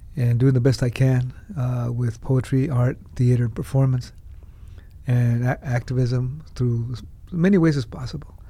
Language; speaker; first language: English; early bilingual, other home language; Spanish